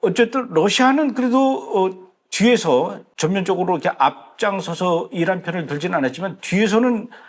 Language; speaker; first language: Korean; native; Korean